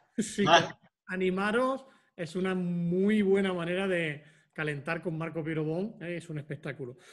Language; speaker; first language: Spanish; native; Spanish